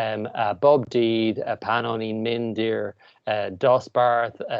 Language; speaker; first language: Welsh; non-native, learner; English